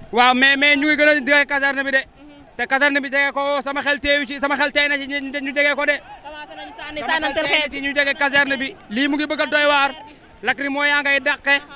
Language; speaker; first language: Wolof; native; Wolof